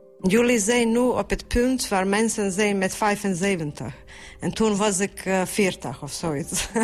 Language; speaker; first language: Dutch; non-native, fluent; Bosnian